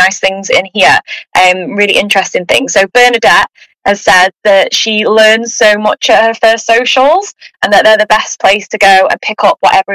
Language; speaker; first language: English; native; English